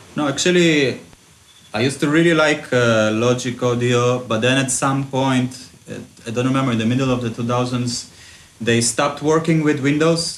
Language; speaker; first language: English; early bilingual, other home language; Russian